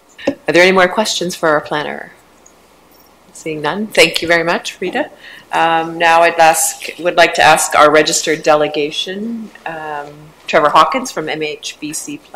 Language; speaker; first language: English; native; English